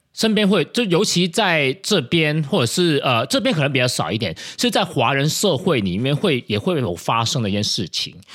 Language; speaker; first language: Chinese; non-native, local second language; Cantonese